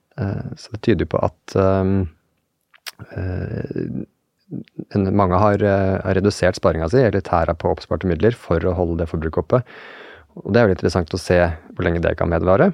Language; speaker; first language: Norwegian; native; Norwegian